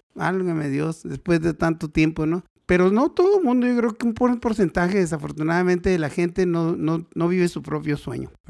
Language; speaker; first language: Spanish; native; Spanish